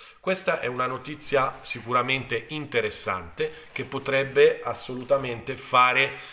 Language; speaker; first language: Italian; native; Italian